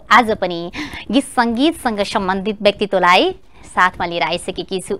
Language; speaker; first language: Nepali; native; Nepali